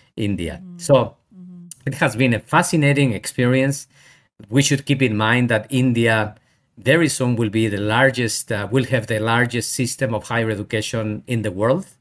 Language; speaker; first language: English; non-native, fluent; Spanish